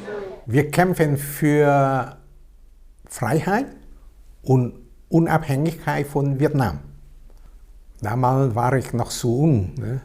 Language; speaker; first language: German; non-native, learner; Vietnamese